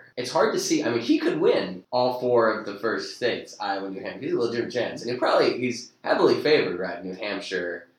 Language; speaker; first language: English; native; English